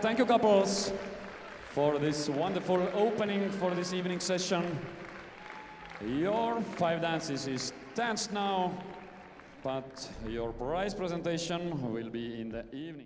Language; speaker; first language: English; non-native, fluent; Estonian